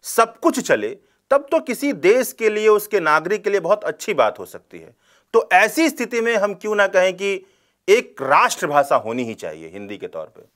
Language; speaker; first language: Hindi; native; Hindi